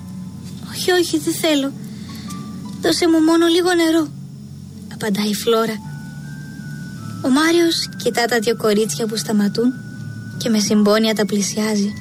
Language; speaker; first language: Greek; native; Greek